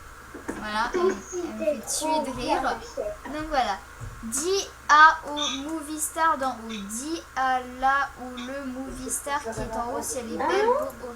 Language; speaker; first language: French; native; French